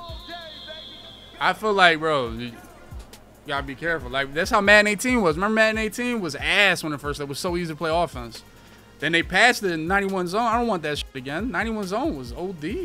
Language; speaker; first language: English; native; English